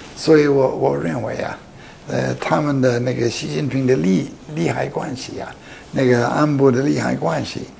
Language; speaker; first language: Chinese; non-native, fluent; English